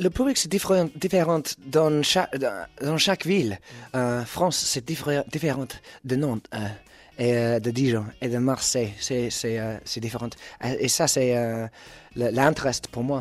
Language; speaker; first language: French; non-native, learner; English